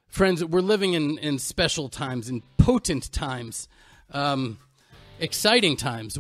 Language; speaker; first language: English; native; English